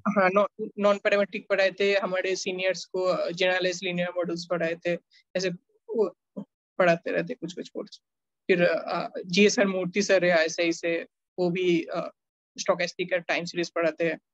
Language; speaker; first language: Hindi; non-native, local second language; Bangla